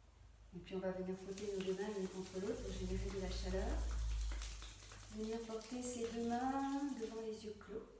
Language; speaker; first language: French; native; French